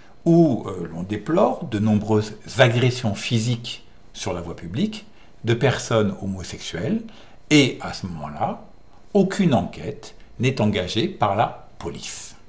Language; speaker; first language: French; native; French